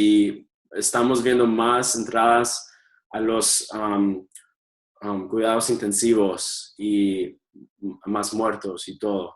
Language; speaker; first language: Spanish; early bilingual, heritage; Spanish